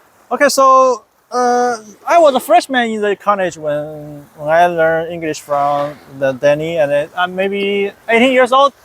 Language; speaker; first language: English; non-native, fluent; Chinese